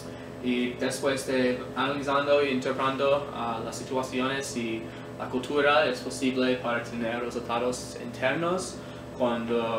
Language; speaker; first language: Spanish; non-native, learner; English